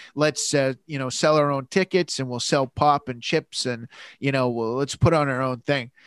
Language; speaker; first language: English; native; English